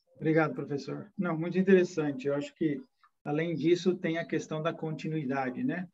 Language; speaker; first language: Portuguese; native; Portuguese